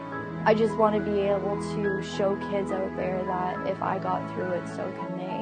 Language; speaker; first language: English; native; English